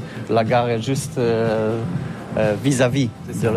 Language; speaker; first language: French; non-native, learner; Polish